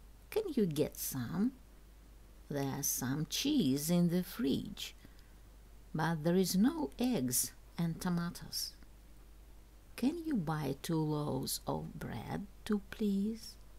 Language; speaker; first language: English; non-native, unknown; Russian